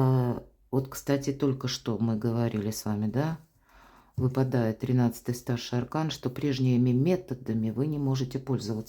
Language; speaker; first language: Russian; native; Russian